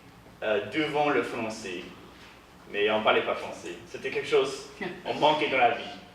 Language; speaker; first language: French; early bilingual, heritage; English